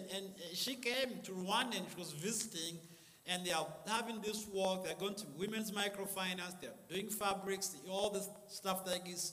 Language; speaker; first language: English; non-native, local second language; Kinyarwanda